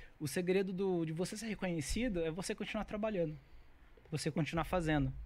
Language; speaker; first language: Portuguese; native; Portuguese